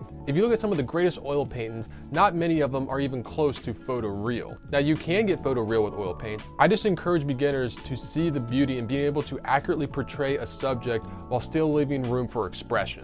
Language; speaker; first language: English; native; English